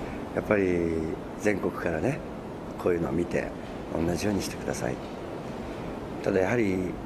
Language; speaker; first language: Japanese; native; Japanese